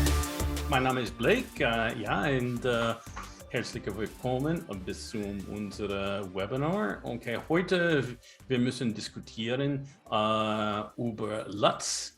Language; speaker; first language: German; non-native, learner; English